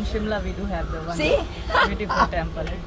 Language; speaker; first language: English; non-native, learner; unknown